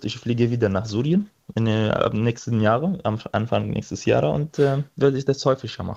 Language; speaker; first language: German; non-native, fluent; Arabic